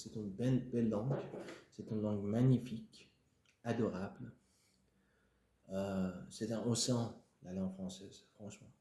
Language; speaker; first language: French; non-native, fluent; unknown